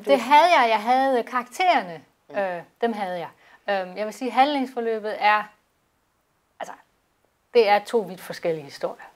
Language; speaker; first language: Danish; native; Danish